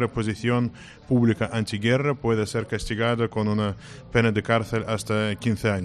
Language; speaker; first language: Spanish; non-native, fluent; Russian